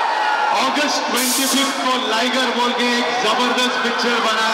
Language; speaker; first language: Hindi; non-native, local second language; Telugu